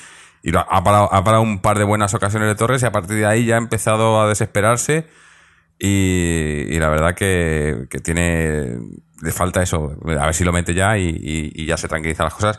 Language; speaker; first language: Spanish; native; Spanish